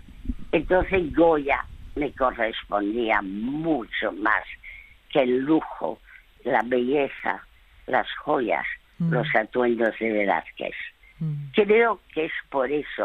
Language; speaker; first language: Spanish; early bilingual, other home language; French